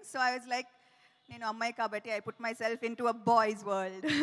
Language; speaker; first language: Telugu; non-native, fluent; Tamil